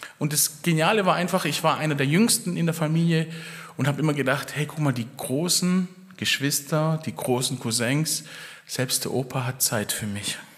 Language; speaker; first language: German; early bilingual, other home language; Italian